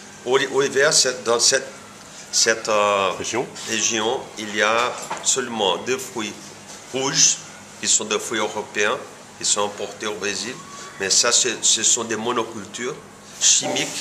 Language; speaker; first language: French; non-native, fluent; Portuguese